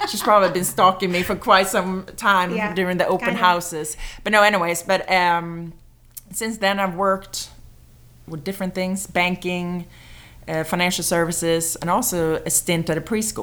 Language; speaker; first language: English; non-native, fluent; Swedish